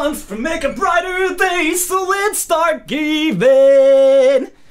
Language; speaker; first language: English; early bilingual, other home language; Japanese